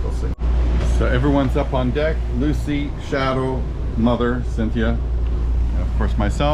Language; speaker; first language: English; native; English